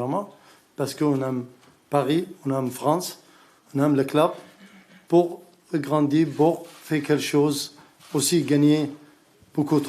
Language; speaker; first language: French; non-native, learner; Arabic